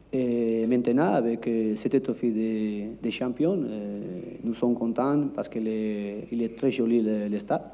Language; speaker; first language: French; non-native, learner; Spanish